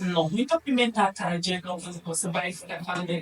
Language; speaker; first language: Portuguese; non-native, learner; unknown